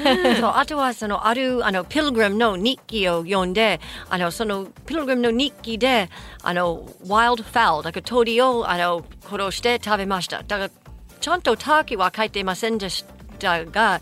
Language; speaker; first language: Japanese; non-native, fluent; English